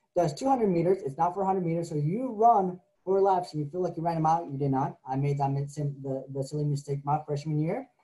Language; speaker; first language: English; native; English